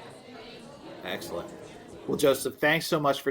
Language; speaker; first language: English; native; English